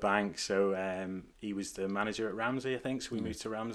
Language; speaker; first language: English; native; English